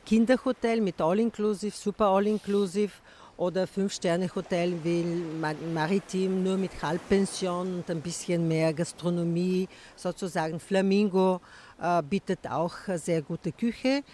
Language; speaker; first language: German; non-native, fluent; Bulgarian